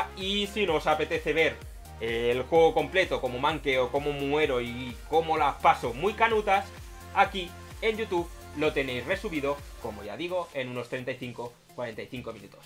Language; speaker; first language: Spanish; native; Spanish